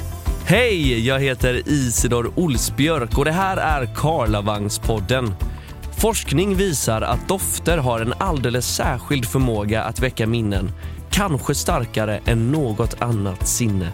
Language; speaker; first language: Swedish; native; Swedish